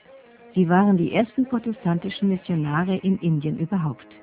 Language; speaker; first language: German; native; German